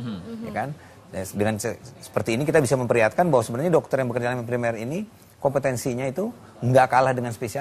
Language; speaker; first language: Indonesian; native; Indonesian